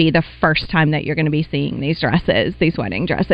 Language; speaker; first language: English; native; English